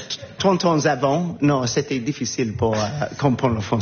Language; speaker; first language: French; non-native, learner; English